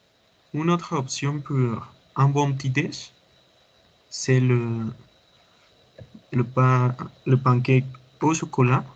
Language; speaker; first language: French; non-native, learner; Spanish